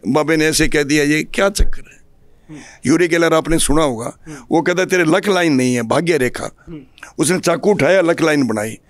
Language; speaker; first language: Hindi; native; Hindi